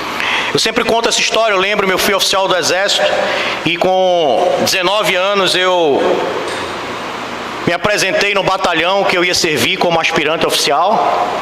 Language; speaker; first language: Portuguese; native; Portuguese